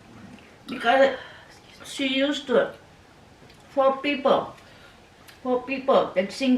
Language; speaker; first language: English; non-native, learner; Japanese